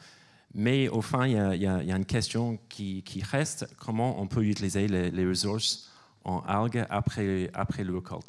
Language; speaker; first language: French; non-native, fluent; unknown